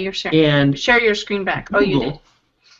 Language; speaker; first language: English; native; English